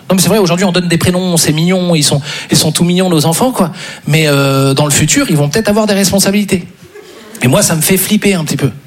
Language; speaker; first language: French; native; French